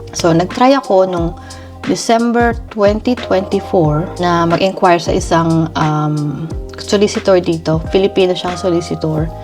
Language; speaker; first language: Filipino; native; Filipino